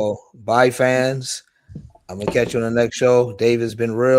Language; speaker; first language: English; native; English